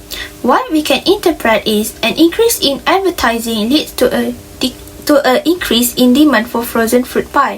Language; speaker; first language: English; non-native, local second language; Malay